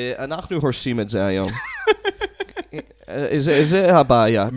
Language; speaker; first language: Hebrew; non-native, fluent; English